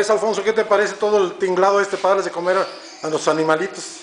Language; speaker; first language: Spanish; native; Spanish